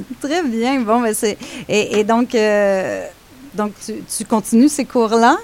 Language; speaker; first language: French; native; French